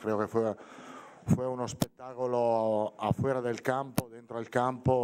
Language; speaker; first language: Spanish; non-native, fluent; Italian